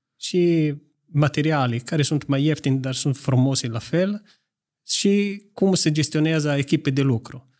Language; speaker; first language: Romanian; non-native, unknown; Italian